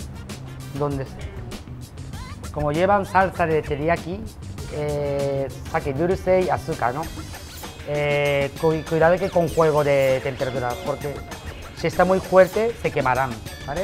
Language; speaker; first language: Spanish; non-native, learner; Japanese